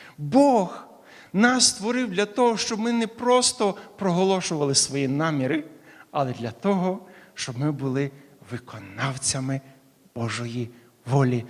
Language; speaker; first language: Ukrainian; native; Ukrainian